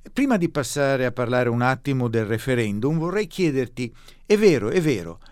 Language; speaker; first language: Italian; native; Italian